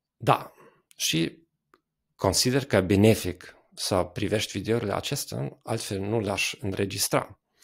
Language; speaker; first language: Romanian; non-native, fluent; German